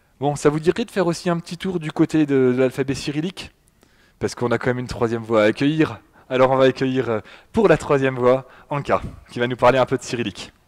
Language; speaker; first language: French; native; French